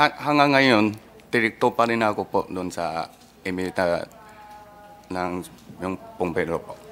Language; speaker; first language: Filipino; early bilingual, other home language; Min Nan Chinese